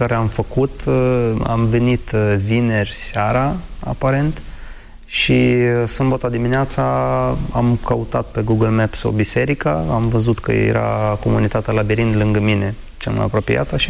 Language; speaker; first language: Romanian; non-native, fluent; Ukrainian